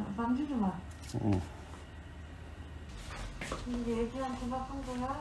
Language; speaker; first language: Korean; non-native, fluent; German